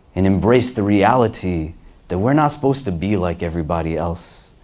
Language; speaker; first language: English; native; English